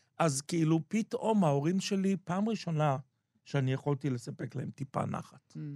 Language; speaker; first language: Hebrew; native; Hebrew